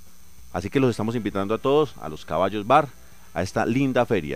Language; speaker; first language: Spanish; native; Spanish